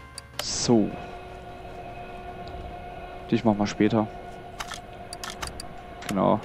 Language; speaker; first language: German; native; German